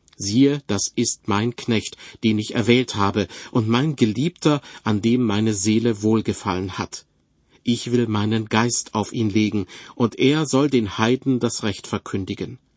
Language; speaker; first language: German; native; German